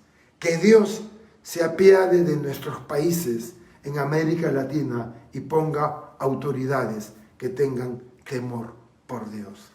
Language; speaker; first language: Spanish; native; Spanish